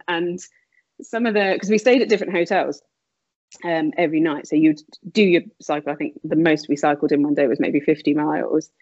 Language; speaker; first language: English; native; English